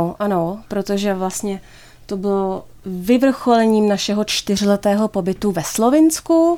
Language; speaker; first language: Czech; native; Czech